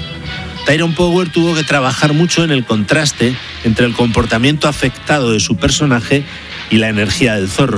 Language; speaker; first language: Spanish; native; Spanish